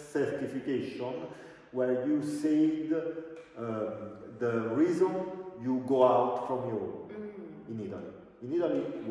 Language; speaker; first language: English; non-native, local second language; Italian